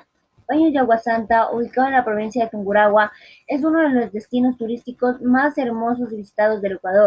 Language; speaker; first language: Spanish; native; Spanish